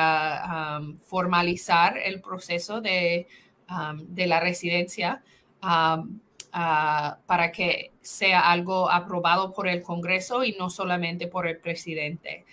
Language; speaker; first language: Spanish; non-native, fluent; English